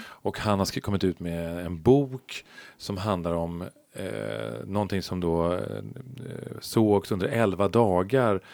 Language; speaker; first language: Swedish; native; Swedish